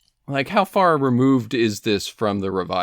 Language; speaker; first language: English; native; English